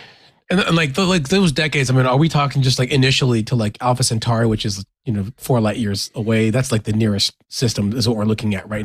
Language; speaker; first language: English; native; English